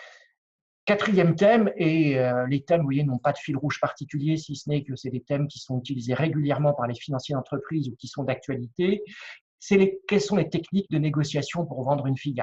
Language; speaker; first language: French; native; French